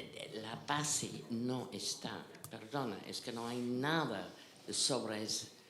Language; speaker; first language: Spanish; non-native, fluent; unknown